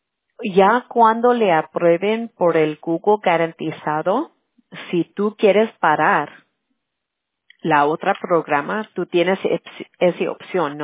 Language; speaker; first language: Spanish; early bilingual, heritage; Spanish